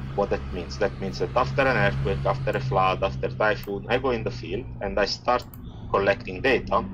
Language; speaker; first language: English; non-native, fluent; Italian